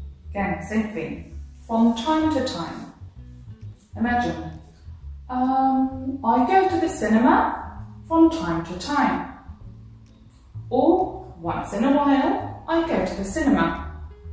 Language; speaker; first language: English; non-native, fluent; Spanish